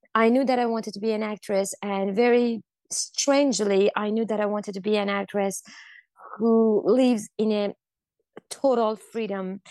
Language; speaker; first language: English; non-native, fluent; Persian